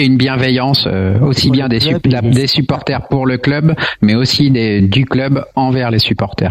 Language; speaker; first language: French; native; French